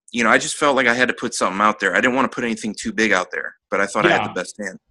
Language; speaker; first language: English; native; English